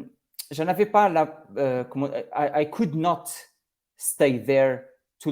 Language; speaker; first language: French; non-native, learner; Portuguese